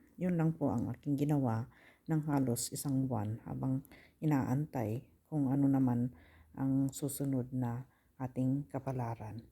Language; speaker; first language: Filipino; native; Filipino